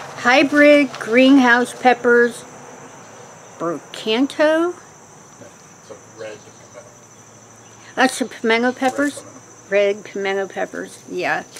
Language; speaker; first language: English; native; English